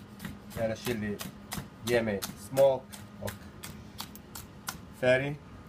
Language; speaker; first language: Swedish; non-native, learner; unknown